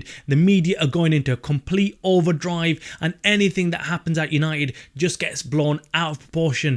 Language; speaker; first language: English; native; English